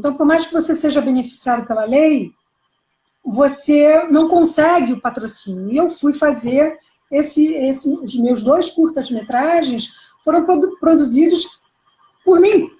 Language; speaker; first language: Portuguese; native; Portuguese